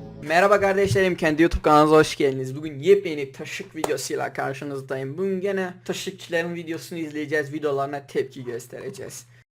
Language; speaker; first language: Turkish; non-native, local second language; Kurdish